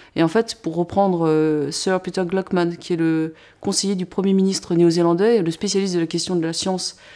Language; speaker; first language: French; native; French